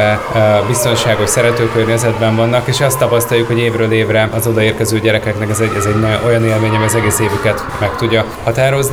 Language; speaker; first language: Hungarian; native; Hungarian